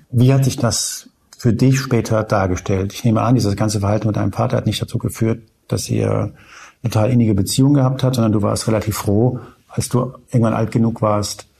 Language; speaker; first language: German; early bilingual, other home language; Spanish